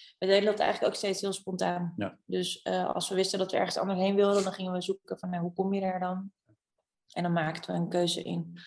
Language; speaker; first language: Dutch; native; Dutch